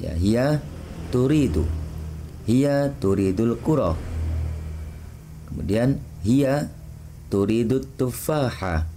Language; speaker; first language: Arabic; non-native, fluent; Indonesian